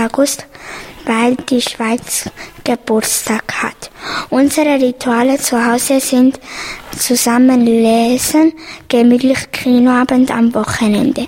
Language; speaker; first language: German; early bilingual, other home language; Bosnian